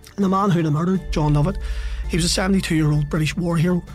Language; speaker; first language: English; native; English